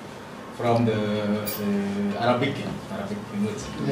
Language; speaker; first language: English; non-native, learner; Indonesian